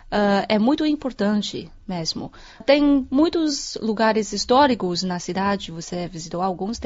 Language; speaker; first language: Portuguese; non-native, fluent; Chinese